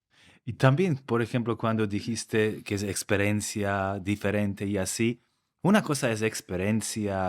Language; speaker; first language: Spanish; non-native, fluent; Slovak